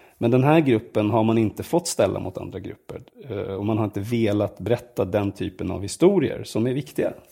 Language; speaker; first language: Swedish; native; Swedish